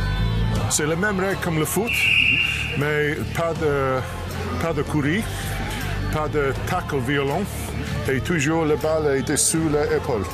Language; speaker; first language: French; non-native, learner; English